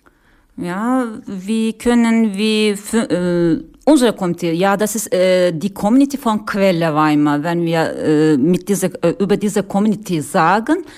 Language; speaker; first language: German; non-native, learner; Turkish